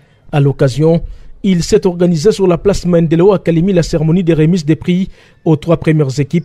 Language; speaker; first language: French; non-native, local second language; Swahili